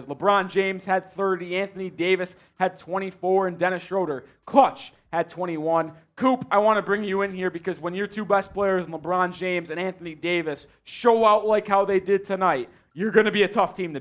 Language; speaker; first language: English; native; English